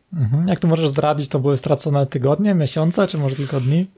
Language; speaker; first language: Polish; native; Polish